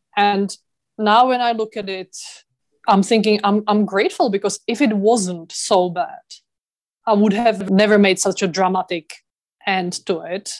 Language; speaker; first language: English; non-native, fluent; Czech